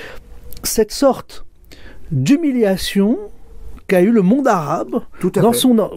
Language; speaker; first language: French; native; French